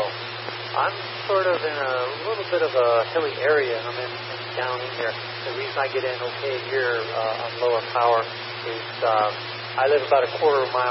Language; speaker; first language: English; native; English